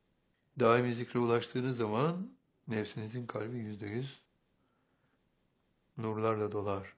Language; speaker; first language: Turkish; native; Turkish